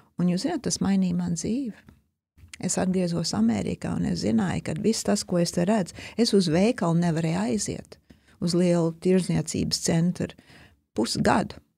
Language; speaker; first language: Latvian; early bilingual, heritage; Latvian